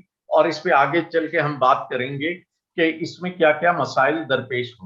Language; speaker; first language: Urdu; native; Urdu